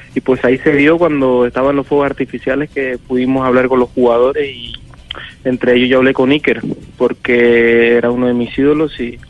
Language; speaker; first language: Spanish; native; Spanish